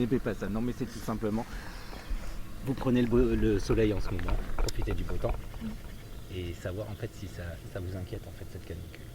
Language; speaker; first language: French; native; French